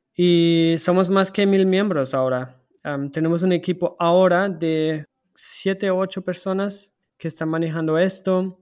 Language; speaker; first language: Spanish; non-native, fluent; German